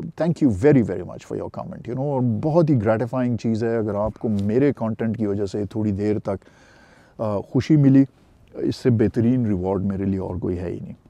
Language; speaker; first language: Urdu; non-native, local second language; Pashto